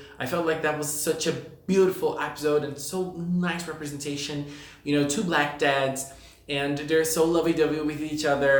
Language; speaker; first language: English; non-native, fluent; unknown